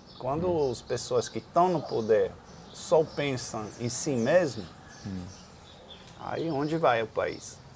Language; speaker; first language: Portuguese; non-native, fluent; Dutch